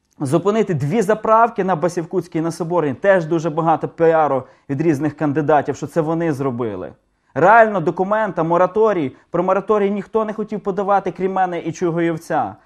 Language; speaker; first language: Ukrainian; native; Ukrainian